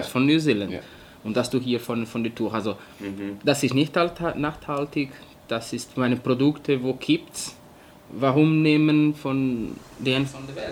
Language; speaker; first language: German; non-native, fluent; Portuguese